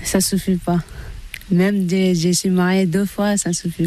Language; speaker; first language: French; non-native, learner; Tibetan